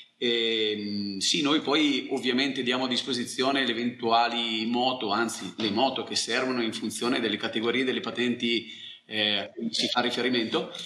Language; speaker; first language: Italian; native; Italian